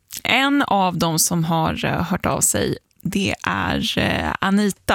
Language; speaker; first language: Swedish; native; Swedish